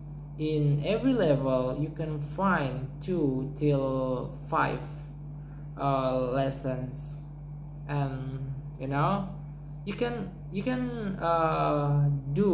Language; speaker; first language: English; non-native, learner; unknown